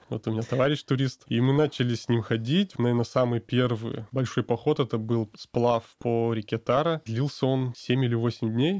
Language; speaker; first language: Russian; native; Russian